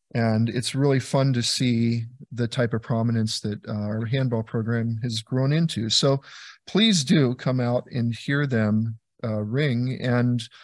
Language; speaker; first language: English; native; English